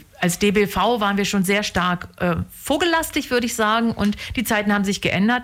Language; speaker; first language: German; native; German